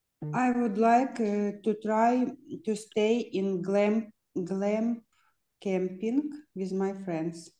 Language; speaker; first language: English; non-native, learner; Ukrainian